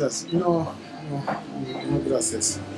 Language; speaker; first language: Spanish; non-native, learner; English